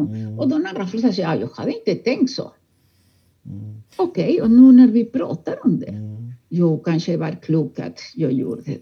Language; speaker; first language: Swedish; non-native, fluent; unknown